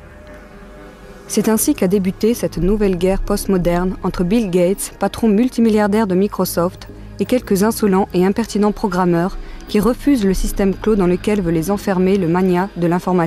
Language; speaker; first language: French; native; French